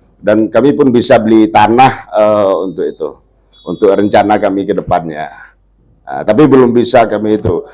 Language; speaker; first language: Indonesian; non-native, local second language; Minangkabau